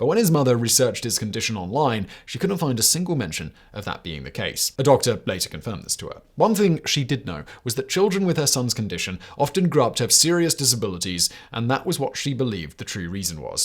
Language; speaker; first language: English; native; English